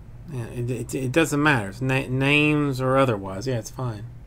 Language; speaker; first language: English; native; English